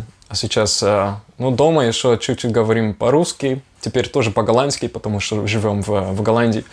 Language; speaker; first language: Russian; non-native, fluent; Dutch